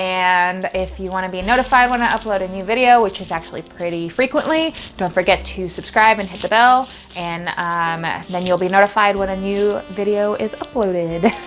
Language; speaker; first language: English; native; English